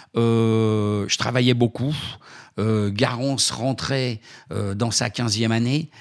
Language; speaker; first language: French; native; French